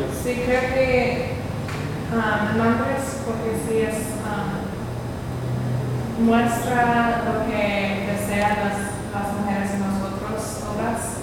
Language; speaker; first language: Spanish; non-native, learner; English